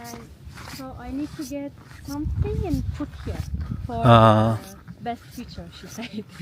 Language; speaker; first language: English; non-native, learner; Turkish